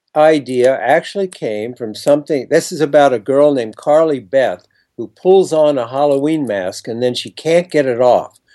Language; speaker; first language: English; native; English